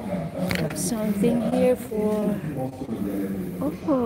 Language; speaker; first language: English; non-native, local second language; Filipino